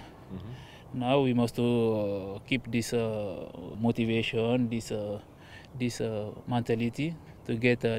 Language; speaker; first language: English; non-native, learner; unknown